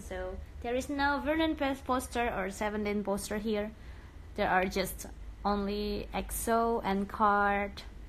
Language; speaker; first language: English; non-native, learner; Indonesian